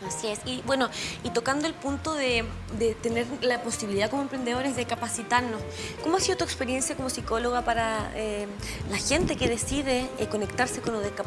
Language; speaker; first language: Spanish; native; Spanish